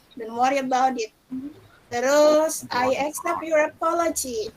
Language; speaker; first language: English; non-native, fluent; Indonesian